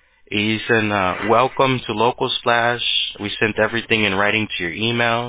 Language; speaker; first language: English; early bilingual, other home language; Spanish